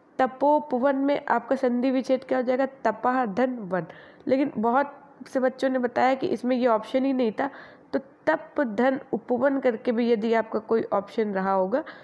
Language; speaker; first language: Hindi; native; Hindi